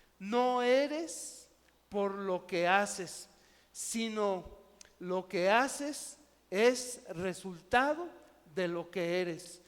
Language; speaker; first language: Spanish; native; Spanish